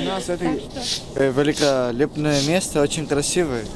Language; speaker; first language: Russian; non-native, fluent; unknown